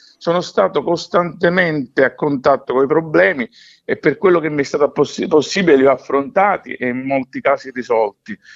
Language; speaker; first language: Italian; native; Italian